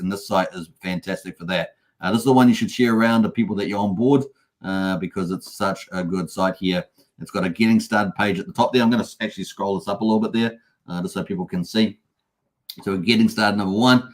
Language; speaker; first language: English; native; English